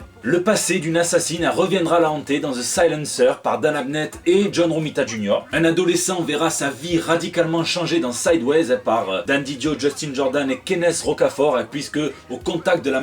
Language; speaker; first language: French; native; French